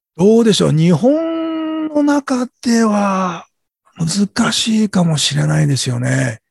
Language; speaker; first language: Japanese; native; Japanese